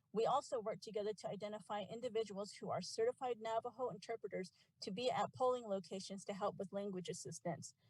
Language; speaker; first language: English; native; English